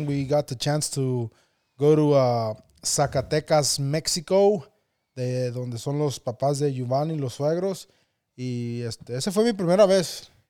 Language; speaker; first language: Spanish; early bilingual, heritage; Spanish